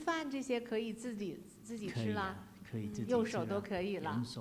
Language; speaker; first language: Chinese; native; Chinese